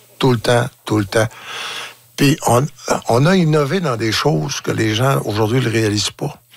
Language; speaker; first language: French; native; French